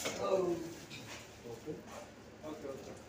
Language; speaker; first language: English; non-native, learner; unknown